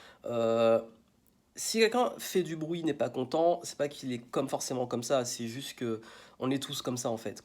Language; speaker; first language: French; native; French